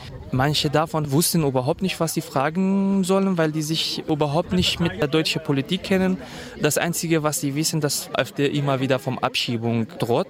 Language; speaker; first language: German; non-native, fluent; Kurdish